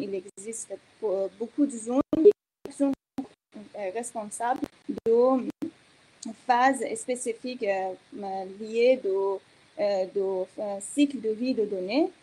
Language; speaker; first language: French; non-native, fluent; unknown